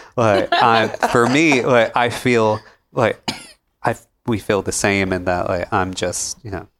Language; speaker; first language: English; native; English